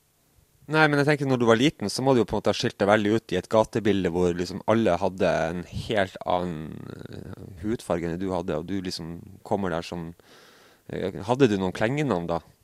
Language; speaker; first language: Norwegian; native; Norwegian